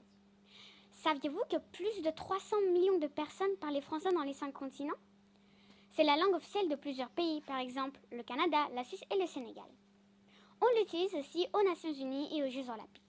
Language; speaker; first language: French; non-native, fluent; Greek